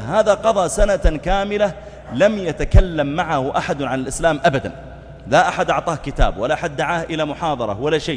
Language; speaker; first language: Arabic; native; Arabic